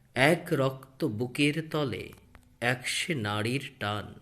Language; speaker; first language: Hindi; non-native, local second language; Bangla